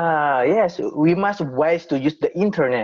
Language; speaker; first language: English; non-native, learner; Indonesian